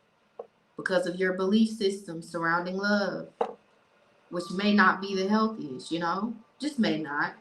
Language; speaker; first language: English; native; English